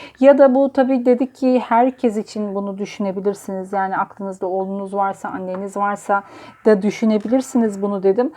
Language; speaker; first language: Turkish; native; Turkish